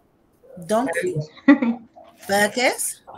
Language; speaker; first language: Spanish; native; Spanish